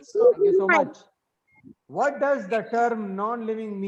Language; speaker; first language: English; non-native, learner; Arabic